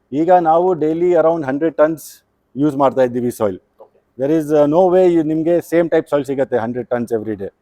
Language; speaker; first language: Kannada; non-native, local second language; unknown